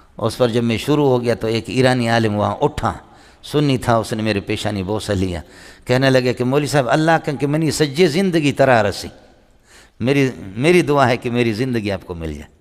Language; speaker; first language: Urdu; non-native, local second language; Brahui